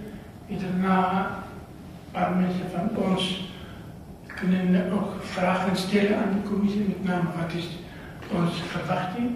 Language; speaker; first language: Dutch; non-native, learner; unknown